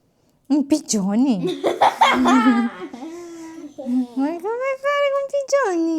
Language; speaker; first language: Italian; non-native, learner; Portuguese